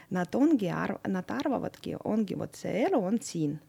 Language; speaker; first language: Estonian; non-native, local second language; Russian